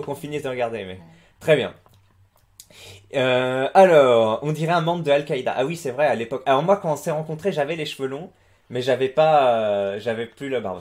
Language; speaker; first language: French; native; French